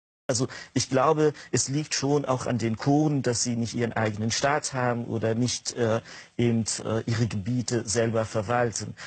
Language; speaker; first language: German; non-native, fluent; Kurdish